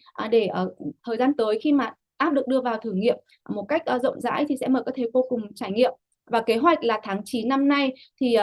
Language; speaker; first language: Vietnamese; native; Vietnamese